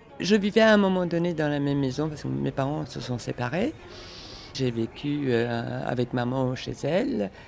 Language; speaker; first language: French; non-native, fluent; Persian